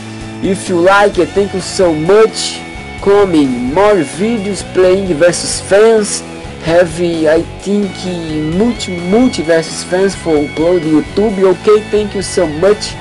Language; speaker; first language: English; non-native, learner; Portuguese